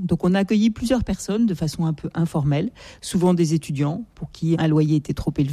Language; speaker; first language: French; native; French